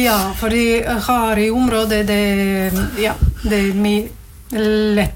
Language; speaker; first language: Norwegian; non-native, learner; Latvian